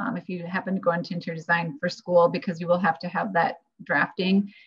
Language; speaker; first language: English; native; English